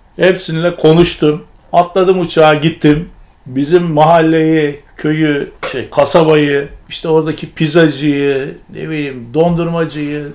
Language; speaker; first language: Turkish; native; Turkish